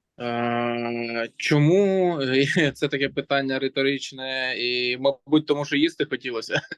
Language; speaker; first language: Ukrainian; native; Ukrainian